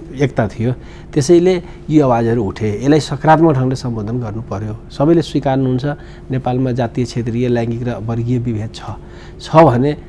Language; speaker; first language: Nepali; non-native, local second language; Bhojpuri